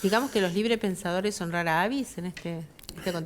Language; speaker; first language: Spanish; native; Spanish